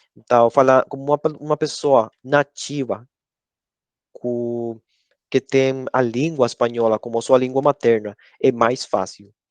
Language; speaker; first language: Portuguese; non-native, learner; Spanish